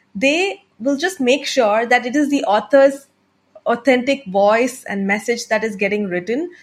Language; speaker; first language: English; non-native, local second language; Tamil